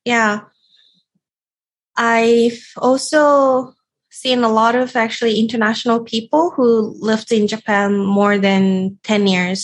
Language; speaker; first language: English; non-native, fluent; Japanese